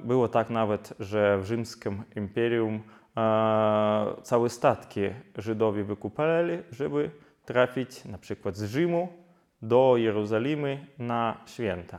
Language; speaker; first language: Polish; non-native, fluent; Ukrainian